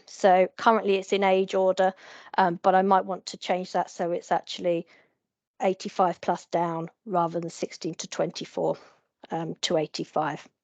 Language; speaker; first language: English; native; English